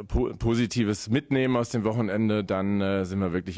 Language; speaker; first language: German; native; German